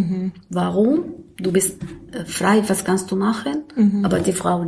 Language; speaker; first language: German; non-native, learner; Arabic